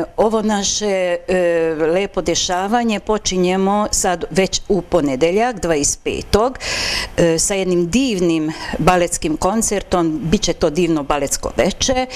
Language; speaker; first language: Bosnian; non-native, local second language; Hungarian